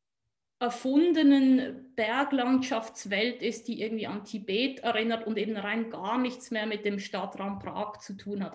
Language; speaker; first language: German; native; German